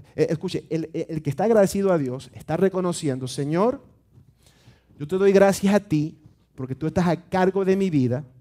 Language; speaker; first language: Spanish; native; Spanish